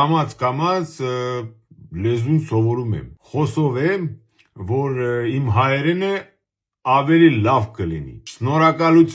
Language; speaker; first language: Armenian; early bilingual, heritage; Armenian